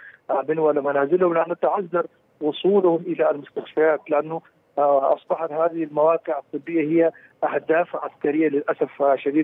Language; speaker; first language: Arabic; native; Arabic